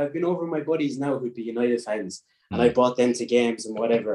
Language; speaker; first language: English; native; English